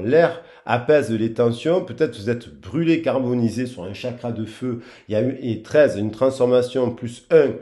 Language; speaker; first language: French; native; French